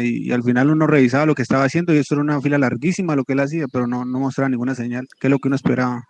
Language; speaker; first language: Spanish; native; Spanish